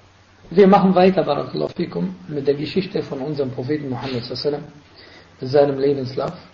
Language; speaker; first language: German; non-native, fluent; Arabic